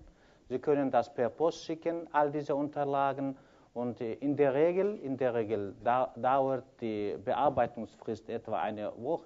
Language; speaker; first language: German; non-native, fluent; Kyrgyz